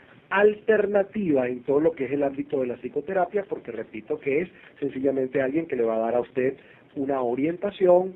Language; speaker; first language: Spanish; native; Spanish